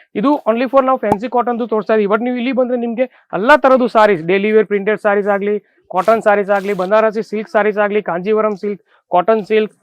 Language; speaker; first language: Kannada; non-native, fluent; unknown